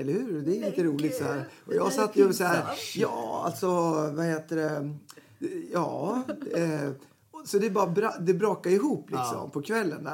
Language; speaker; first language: Swedish; native; Swedish